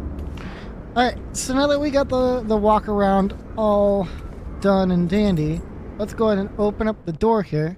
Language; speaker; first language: English; native; English